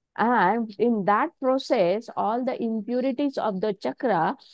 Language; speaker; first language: English; non-native, local second language; Marathi